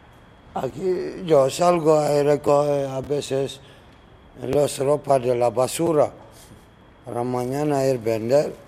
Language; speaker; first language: Spanish; non-native, learner; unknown